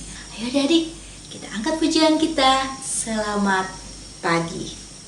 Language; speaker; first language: Indonesian; native; Indonesian